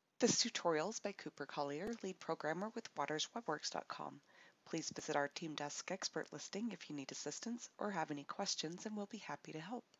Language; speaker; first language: English; native; English